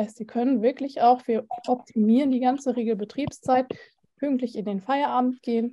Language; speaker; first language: German; native; German